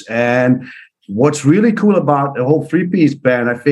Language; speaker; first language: English; non-native, fluent; Dutch